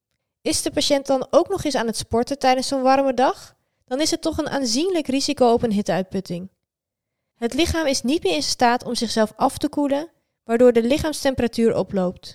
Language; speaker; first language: Dutch; native; Dutch